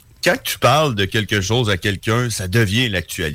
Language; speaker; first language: French; native; French